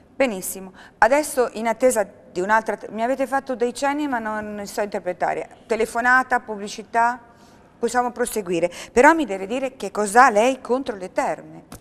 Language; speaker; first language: Italian; native; Italian